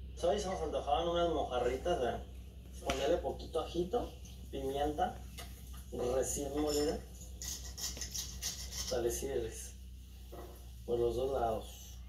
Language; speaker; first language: Spanish; native; Spanish